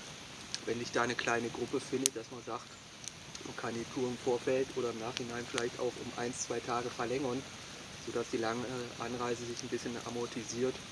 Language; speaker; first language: German; native; German